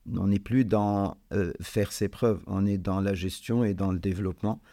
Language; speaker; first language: French; non-native, local second language; Arabic